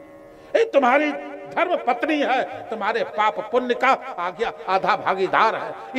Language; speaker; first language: Hindi; native; Hindi